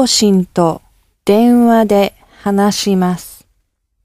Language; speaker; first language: Japanese; non-native, learner; English